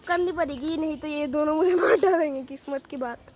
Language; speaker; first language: Hindi; non-native, learner; Bangla